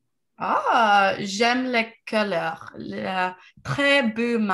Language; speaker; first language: French; non-native, learner; English